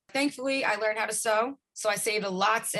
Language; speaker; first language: English; native; English